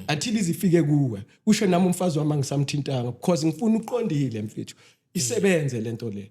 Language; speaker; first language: Zulu; native; Zulu